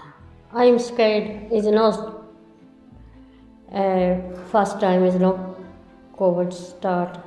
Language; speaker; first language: English; non-native, learner; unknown